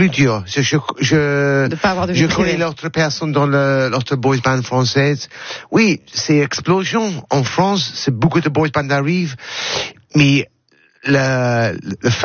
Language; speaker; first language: French; non-native, learner; English